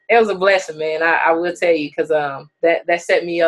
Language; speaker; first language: English; native; English